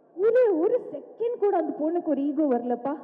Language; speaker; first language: Tamil; non-native, local second language; Malayalam